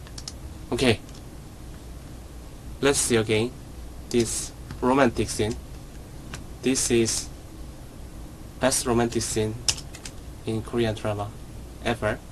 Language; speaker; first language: English; non-native, learner; Korean